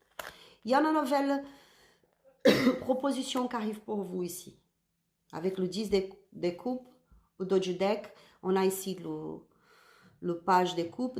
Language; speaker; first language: French; non-native, learner; Spanish